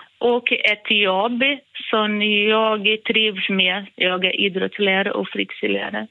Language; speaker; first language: Swedish; non-native, fluent; Portuguese